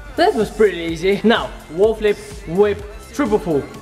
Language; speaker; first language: English; non-native, fluent; Bulgarian